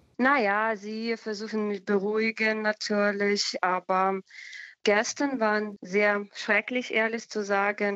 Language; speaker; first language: German; non-native, fluent; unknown